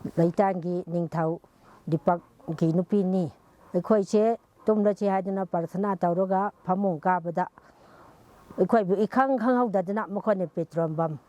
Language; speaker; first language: Manipuri; non-native, local second language; Tangkhul Naga (India)